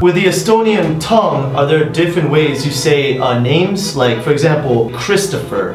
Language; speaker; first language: English; native; English